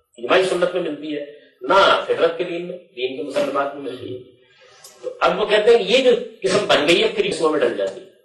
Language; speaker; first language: Urdu; non-native, local second language; Punjabi